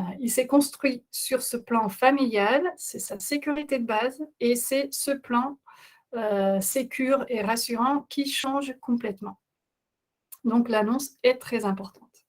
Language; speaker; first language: French; non-native, fluent; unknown